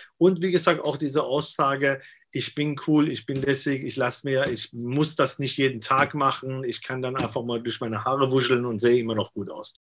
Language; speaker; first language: German; non-native, fluent; Persian